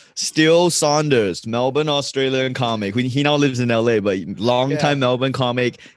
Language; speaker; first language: English; native; English